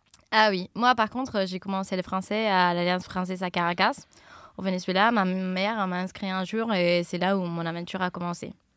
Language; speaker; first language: French; non-native, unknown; Spanish